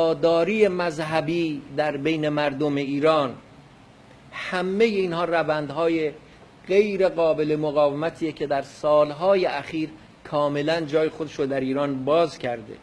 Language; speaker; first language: Persian; non-native, local second language; Kurdish